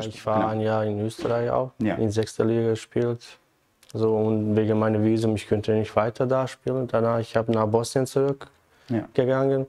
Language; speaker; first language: German; non-native, learner; Bosnian